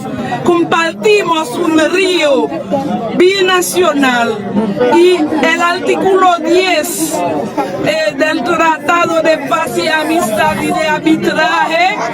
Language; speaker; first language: Spanish; non-native, fluent; Haitian Creole